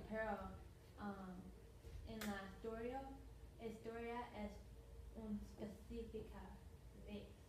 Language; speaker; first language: Spanish; non-native, learner; English